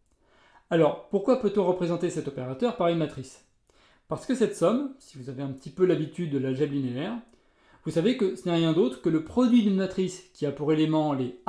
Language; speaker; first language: French; native; French